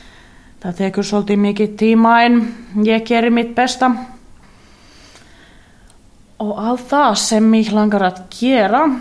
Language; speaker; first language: Icelandic; non-native, learner; Finnish